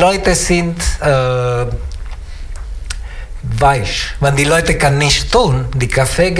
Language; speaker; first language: German; non-native, learner; Italian